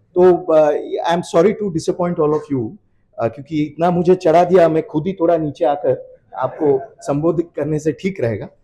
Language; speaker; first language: Hindi; non-native, local second language; Bangla